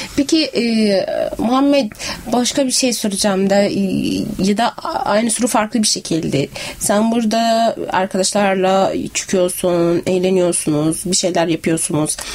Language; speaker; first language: Turkish; native; Turkish